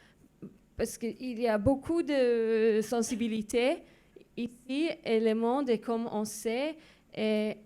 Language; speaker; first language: French; non-native, fluent; Hebrew